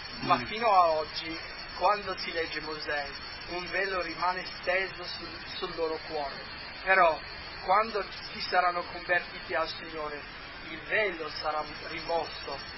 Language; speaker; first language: Italian; non-native, fluent; English